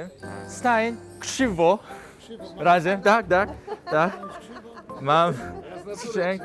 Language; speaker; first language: Polish; non-native, learner; Korean